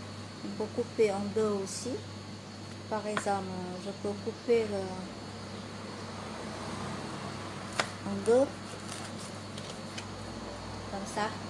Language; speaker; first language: French; non-native, fluent; Vietnamese